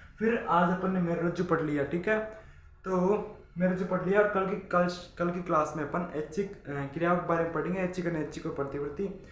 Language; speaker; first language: Hindi; native; Hindi